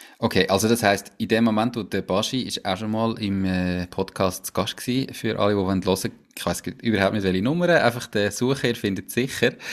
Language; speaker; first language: German; native; German